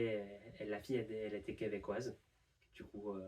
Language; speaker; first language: French; non-native, fluent; English